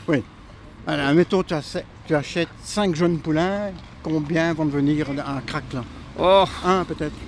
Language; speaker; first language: French; native; French